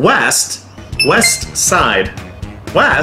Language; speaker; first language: Japanese; non-native, learner; English